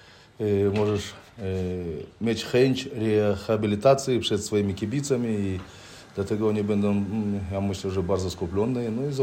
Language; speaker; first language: Polish; non-native, fluent; Ukrainian